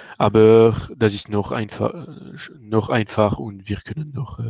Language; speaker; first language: German; non-native, learner; French